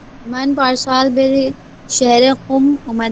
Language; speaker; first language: Persian; non-native, learner; Urdu